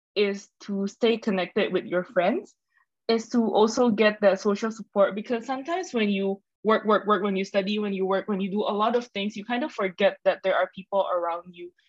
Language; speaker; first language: English; non-native, fluent; Indonesian